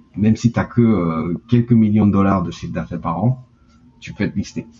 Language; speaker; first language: French; early bilingual, heritage; Japanese